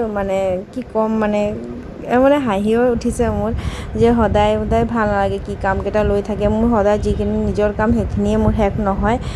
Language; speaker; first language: Assamese; native; Assamese